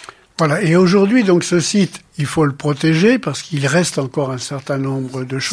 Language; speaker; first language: French; native; French